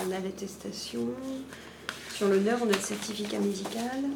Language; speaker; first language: French; native; French